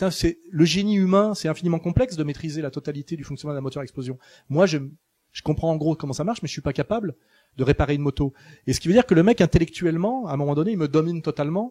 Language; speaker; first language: French; native; French